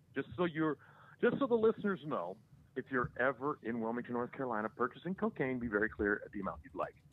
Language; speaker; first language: English; native; English